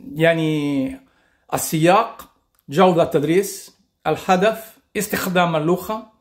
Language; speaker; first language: Arabic; non-native, fluent; Italian